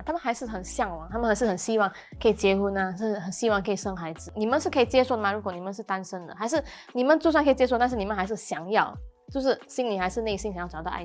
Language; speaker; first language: Chinese; native; Chinese